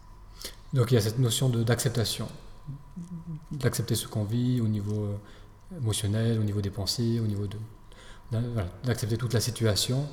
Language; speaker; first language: French; native; French